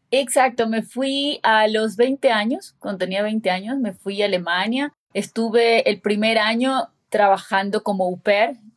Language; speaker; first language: Spanish; native; Spanish